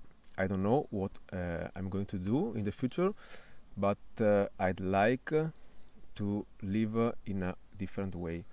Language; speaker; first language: English; non-native, fluent; Italian